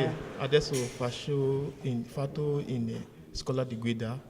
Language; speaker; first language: Italian; non-native, learner; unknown